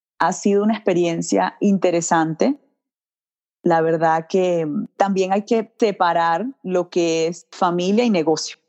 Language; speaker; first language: Spanish; native; Spanish